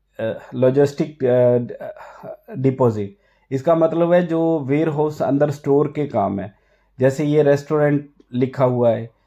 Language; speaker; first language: Hindi; non-native, local second language; Punjabi